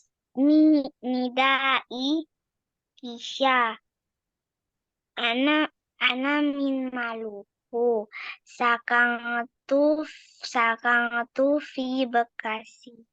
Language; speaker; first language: Arabic; non-native, learner; Indonesian